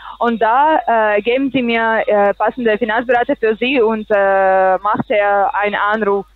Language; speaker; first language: German; non-native, learner; Russian